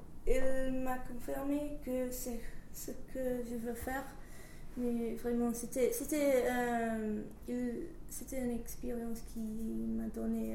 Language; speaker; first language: French; non-native, learner; English